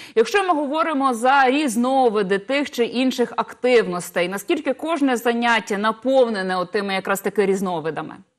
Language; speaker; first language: Ukrainian; native; Ukrainian